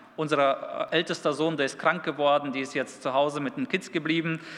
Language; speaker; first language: German; early bilingual, other home language; Russian